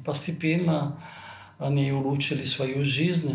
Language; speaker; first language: Russian; non-native, fluent; Italian